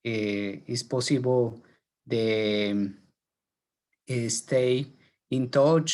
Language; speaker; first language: English; non-native, learner; Spanish